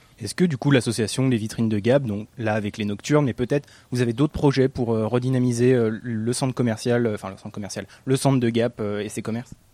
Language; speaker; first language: French; native; French